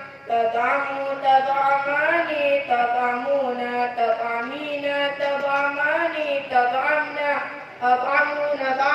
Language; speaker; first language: Arabic; non-native, learner; Achinese